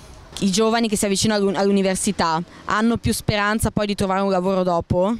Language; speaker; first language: Italian; native; Italian